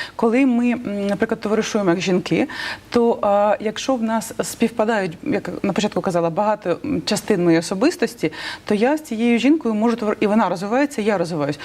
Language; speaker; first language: Ukrainian; non-native, local second language; Russian